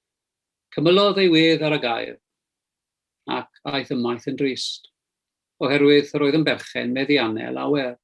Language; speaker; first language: Welsh; native; Welsh